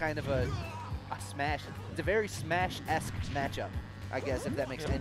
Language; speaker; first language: English; native; English